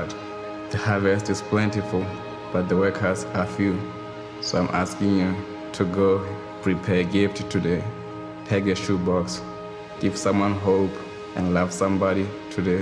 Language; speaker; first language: English; non-native, local second language; Southern Sotho